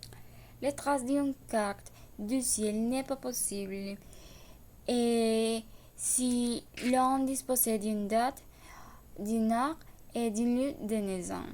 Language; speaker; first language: French; non-native, learner; Spanish